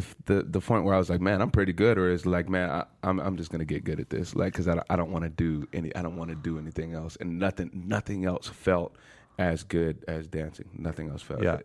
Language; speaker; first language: English; native; English